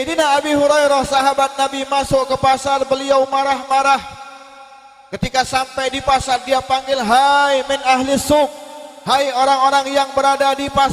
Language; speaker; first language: Indonesian; native; Indonesian